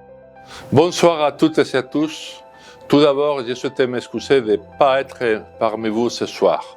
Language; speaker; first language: French; non-native, fluent; Spanish